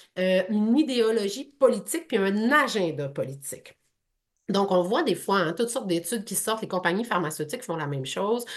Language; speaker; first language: French; native; French